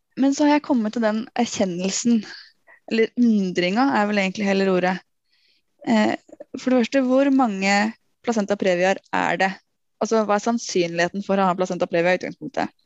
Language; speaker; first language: Norwegian; native; Norwegian